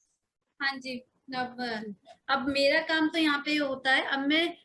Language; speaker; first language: Hindi; native; Hindi